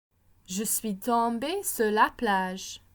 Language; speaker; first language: French; non-native, fluent; English